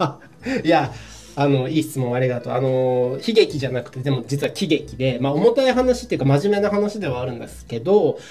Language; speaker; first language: Japanese; native; Japanese